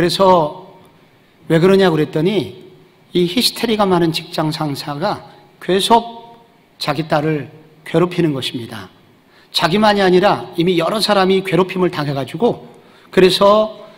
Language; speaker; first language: Korean; native; Korean